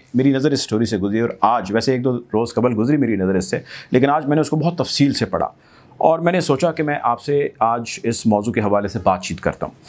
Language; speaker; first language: Urdu; native; Urdu